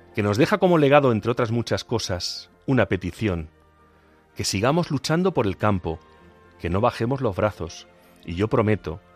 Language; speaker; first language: Spanish; native; Spanish